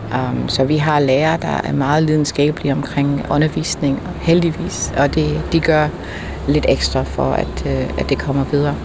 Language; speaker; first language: Danish; non-native, fluent; English